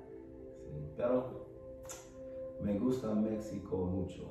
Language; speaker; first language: Spanish; non-native, learner; English